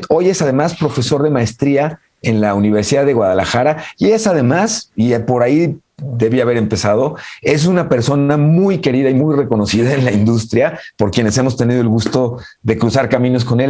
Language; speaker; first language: Spanish; native; Spanish